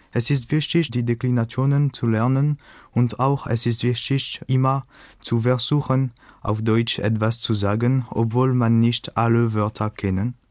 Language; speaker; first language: German; non-native, fluent; French